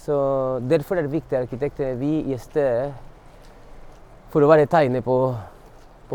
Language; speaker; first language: Norwegian; non-native, fluent; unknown